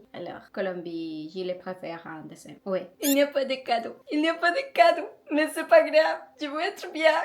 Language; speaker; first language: French; non-native, learner; Spanish